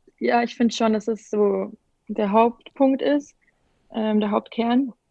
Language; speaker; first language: German; native; German